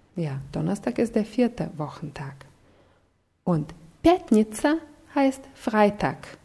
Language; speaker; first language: German; non-native, fluent; Russian